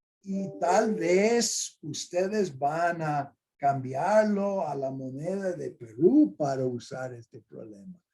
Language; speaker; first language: Spanish; non-native, fluent; English